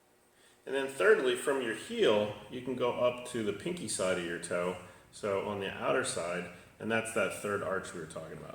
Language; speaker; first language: English; native; English